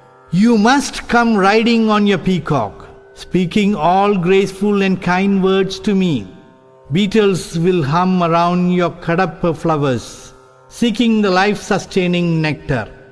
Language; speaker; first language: English; non-native, local second language; Tamil